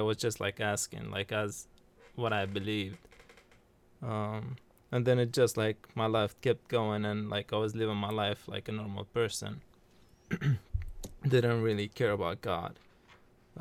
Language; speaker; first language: English; early bilingual, other home language; Arabic